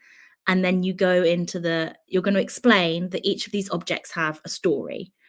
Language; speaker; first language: English; native; English